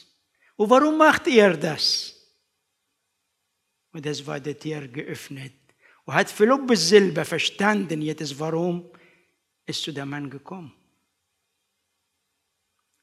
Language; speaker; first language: German; non-native, learner; Arabic